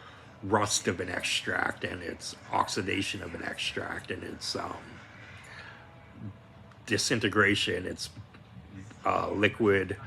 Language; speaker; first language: English; native; English